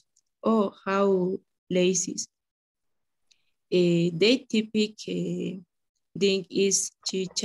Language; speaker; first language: English; non-native, learner; Spanish